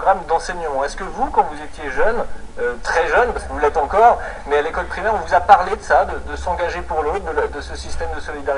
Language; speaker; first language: French; native; French